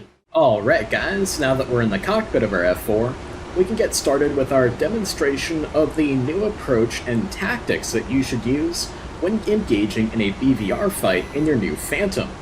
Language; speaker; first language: English; native; English